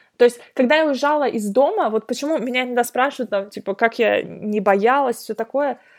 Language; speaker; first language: Russian; native; Russian